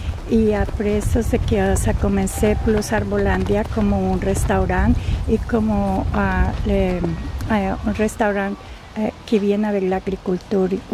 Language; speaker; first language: French; non-native, learner; Spanish